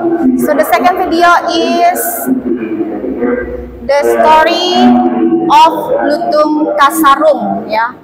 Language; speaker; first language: English; non-native, learner; Indonesian